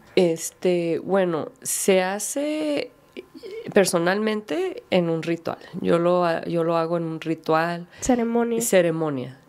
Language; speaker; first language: Spanish; early bilingual, heritage; Spanish